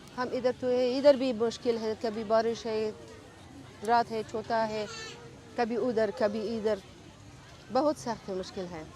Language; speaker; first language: Urdu; non-native, learner; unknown